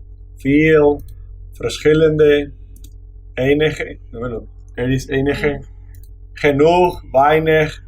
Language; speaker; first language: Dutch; non-native, learner; Spanish